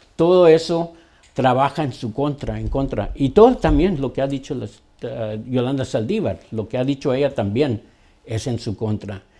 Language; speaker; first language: Spanish; early bilingual, other home language; English